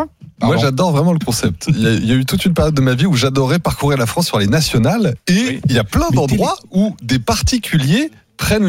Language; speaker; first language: French; native; French